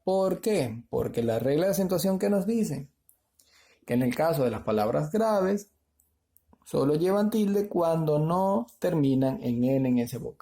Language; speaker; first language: Spanish; native; Spanish